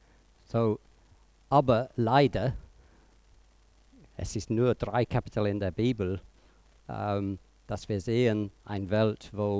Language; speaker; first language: German; non-native, fluent; English